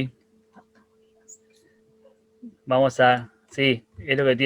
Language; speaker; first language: Spanish; native; Spanish